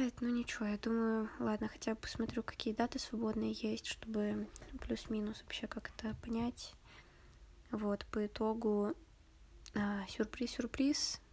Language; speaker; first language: Russian; native; Russian